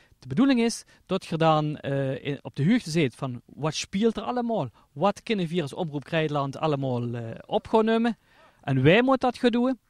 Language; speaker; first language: Dutch; native; Dutch